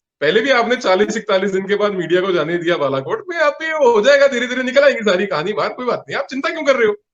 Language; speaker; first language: Hindi; non-native, local second language; Punjabi